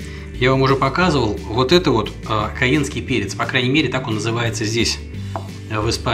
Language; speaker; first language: Russian; native; Russian